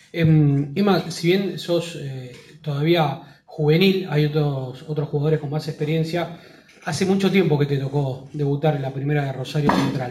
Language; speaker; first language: Spanish; native; Spanish